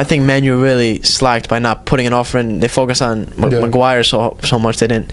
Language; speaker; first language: English; native; English